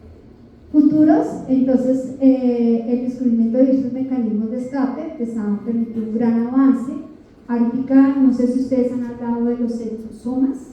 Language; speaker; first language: Spanish; native; Spanish